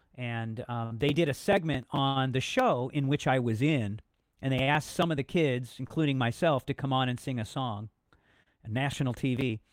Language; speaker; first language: English; native; English